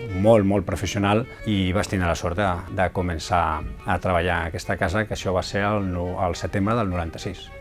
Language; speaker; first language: Catalan; non-native, local second language; Spanish